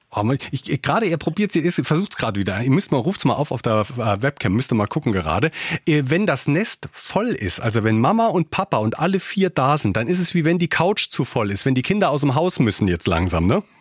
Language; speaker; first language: German; native; German